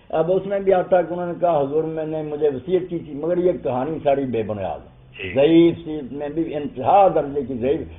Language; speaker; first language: Urdu; non-native, local second language; Punjabi